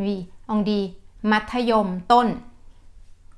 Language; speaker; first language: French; non-native, fluent; Thai